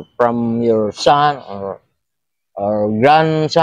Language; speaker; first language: English; non-native, learner; Filipino